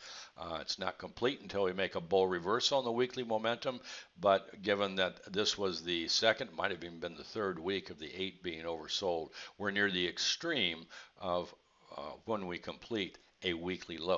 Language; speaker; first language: English; native; English